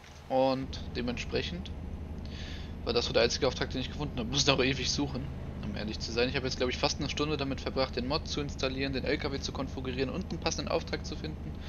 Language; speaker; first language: German; native; German